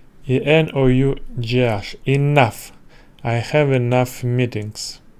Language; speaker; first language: English; non-native, learner; Russian